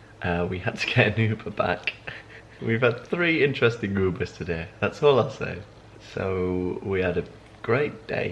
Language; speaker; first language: English; native; English